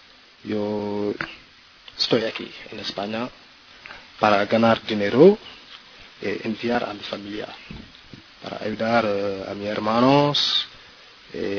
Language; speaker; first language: Spanish; non-native, learner; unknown